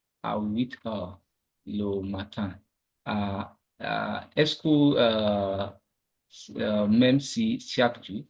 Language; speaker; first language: French; non-native, learner; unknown